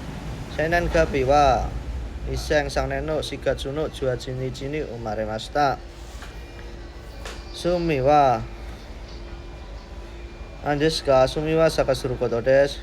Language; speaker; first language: Japanese; non-native, learner; Indonesian